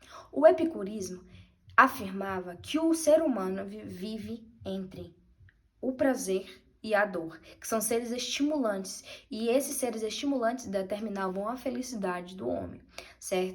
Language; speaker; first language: Portuguese; native; Portuguese